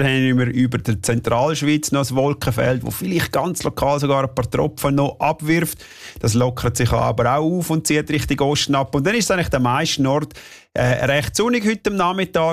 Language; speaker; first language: German; native; German